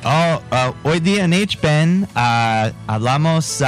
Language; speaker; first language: Spanish; non-native, fluent; English